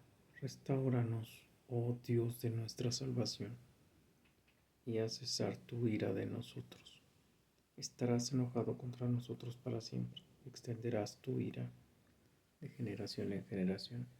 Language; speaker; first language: Spanish; native; Spanish